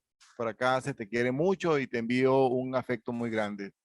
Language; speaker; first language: Spanish; native; Spanish